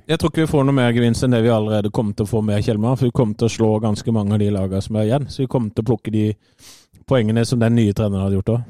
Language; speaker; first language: Norwegian; native; Norwegian